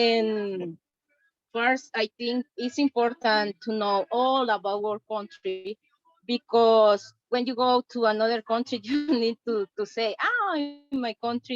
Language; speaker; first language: English; non-native, learner; Spanish